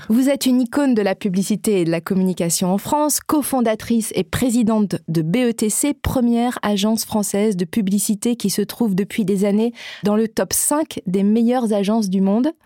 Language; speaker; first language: French; native; French